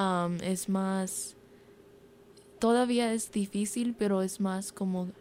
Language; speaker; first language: Spanish; early bilingual, heritage; Spanish